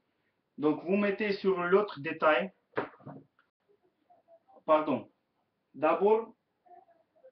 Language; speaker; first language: French; non-native, learner; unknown